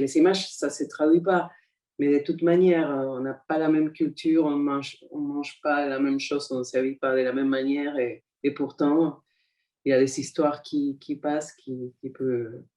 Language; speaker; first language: French; non-native, fluent; Spanish